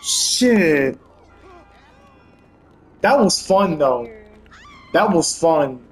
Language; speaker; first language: English; native; English